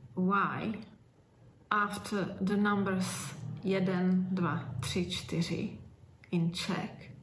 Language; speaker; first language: English; non-native, fluent; Czech